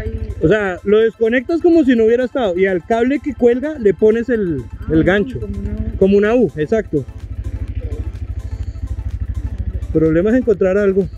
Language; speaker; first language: Spanish; native; Spanish